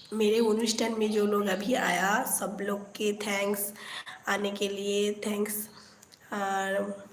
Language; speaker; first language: Hindi; non-native, local second language; Bangla